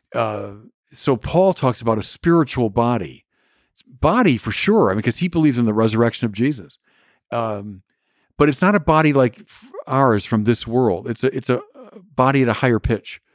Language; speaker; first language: English; native; English